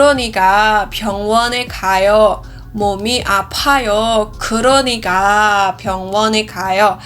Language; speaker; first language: Korean; non-native, learner; Indonesian